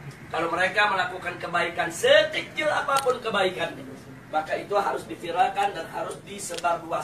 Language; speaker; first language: Indonesian; native; Indonesian